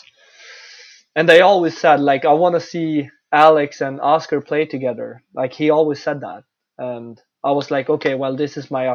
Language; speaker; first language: English; non-native, fluent; Swedish